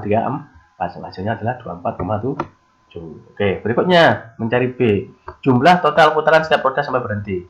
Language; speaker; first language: Indonesian; native; Indonesian